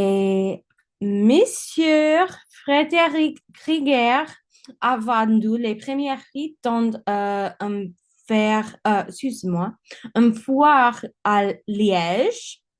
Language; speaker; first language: French; non-native, learner; English